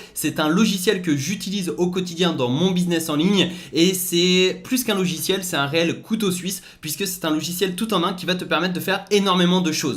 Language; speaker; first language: French; native; French